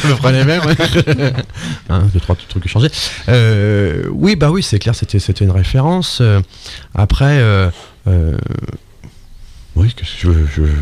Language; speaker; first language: French; native; French